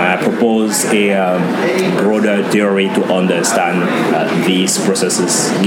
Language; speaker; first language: English; non-native, local second language; French